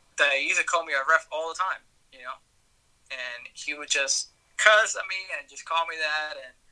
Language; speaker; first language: English; early bilingual, other home language; Spanish